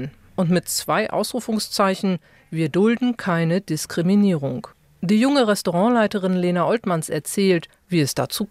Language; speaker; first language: German; native; German